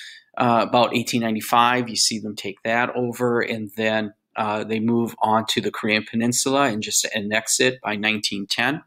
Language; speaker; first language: English; native; English